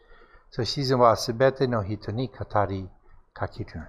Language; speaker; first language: Japanese; non-native, fluent; English